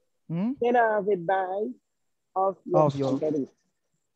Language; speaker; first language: English; non-native, learner; Haitian Creole